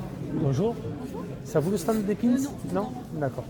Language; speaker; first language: French; native; French